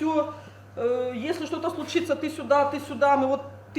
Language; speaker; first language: Russian; native; Russian